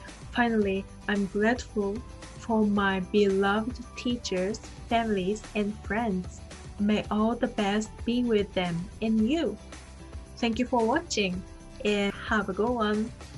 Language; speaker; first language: English; non-native, learner; Japanese